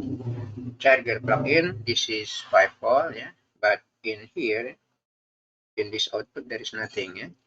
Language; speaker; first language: English; non-native, learner; Indonesian